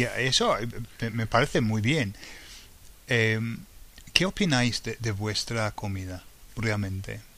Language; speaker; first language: Spanish; non-native, fluent; English